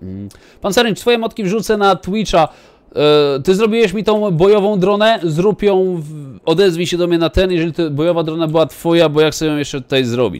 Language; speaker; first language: Polish; native; Polish